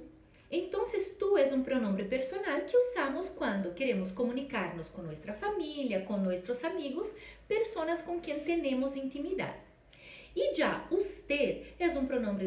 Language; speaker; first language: Spanish; non-native, fluent; Portuguese